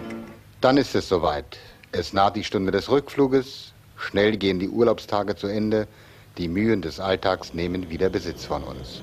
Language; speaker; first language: German; native; German